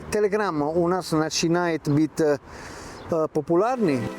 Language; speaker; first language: Russian; non-native, learner; Italian